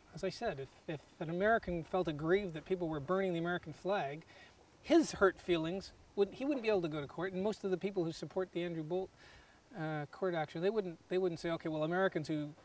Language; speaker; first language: English; native; English